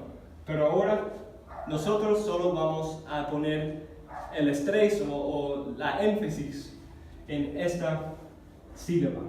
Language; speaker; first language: Spanish; non-native, fluent; English